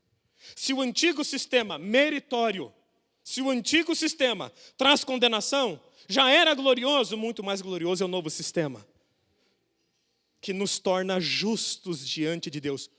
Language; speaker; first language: Portuguese; native; Portuguese